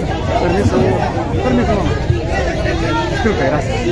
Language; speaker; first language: Spanish; native; Spanish